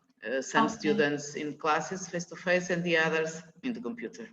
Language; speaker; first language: English; non-native, learner; Portuguese